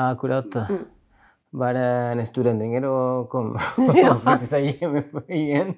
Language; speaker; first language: Norwegian; non-native, fluent; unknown